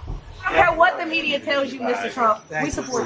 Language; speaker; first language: English; native; English